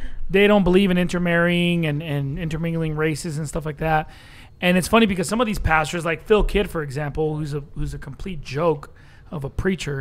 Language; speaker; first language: English; native; English